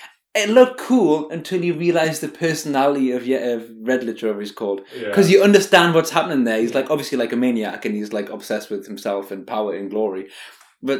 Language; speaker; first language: English; native; English